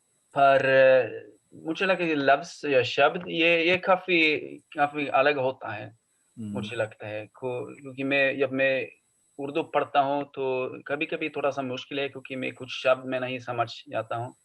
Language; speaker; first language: Hindi; non-native, learner; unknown